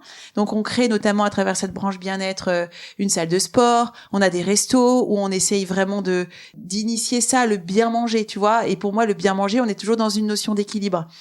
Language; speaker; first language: French; native; French